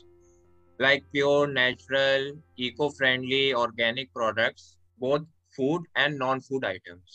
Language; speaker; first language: English; non-native, local second language; Hindi